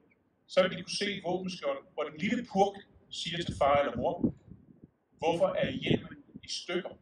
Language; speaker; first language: Danish; native; Danish